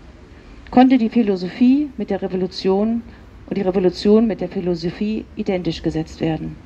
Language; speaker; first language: German; native; German